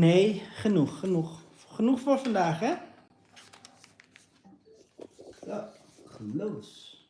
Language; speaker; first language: Dutch; non-native, fluent; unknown